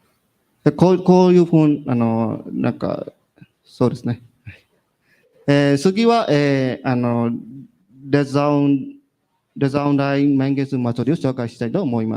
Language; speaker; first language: Japanese; non-native, learner; Burmese